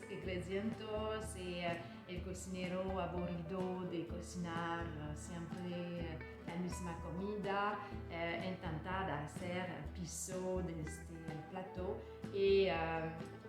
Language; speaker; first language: Spanish; non-native, learner; French